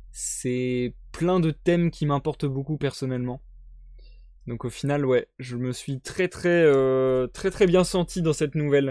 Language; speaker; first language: French; native; French